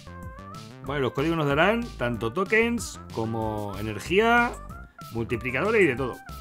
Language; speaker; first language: Spanish; native; Spanish